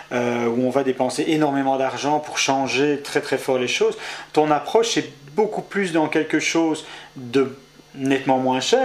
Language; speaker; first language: French; native; French